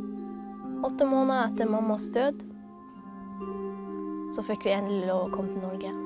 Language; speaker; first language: Norwegian; early bilingual, other home language; Somali